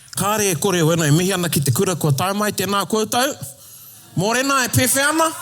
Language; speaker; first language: Māori; non-native, local second language; English